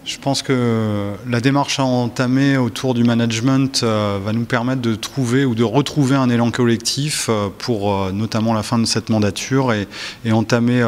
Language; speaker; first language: French; native; French